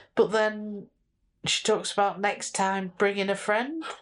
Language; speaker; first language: English; native; English